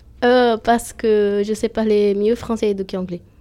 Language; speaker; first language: French; non-native, learner; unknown